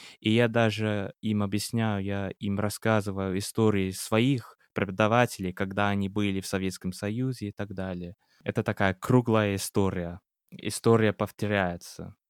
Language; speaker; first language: Russian; non-native, fluent; English